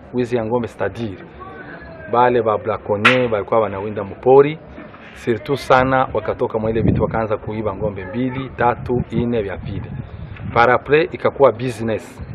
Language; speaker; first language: Swahili; non-native, local second language; Kinyarwanda